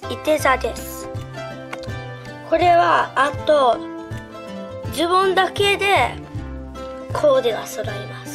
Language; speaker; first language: Japanese; early bilingual, heritage; Japanese